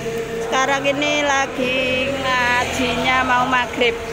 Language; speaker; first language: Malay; non-native, local second language; Javanese